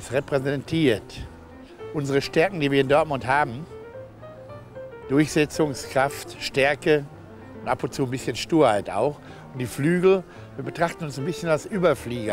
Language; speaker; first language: German; native; German